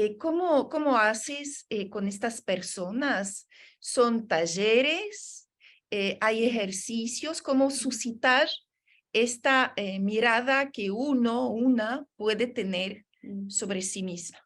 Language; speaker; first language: Spanish; non-native, fluent; French